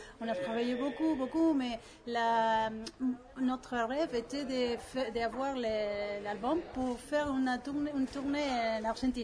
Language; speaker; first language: French; non-native, learner; Spanish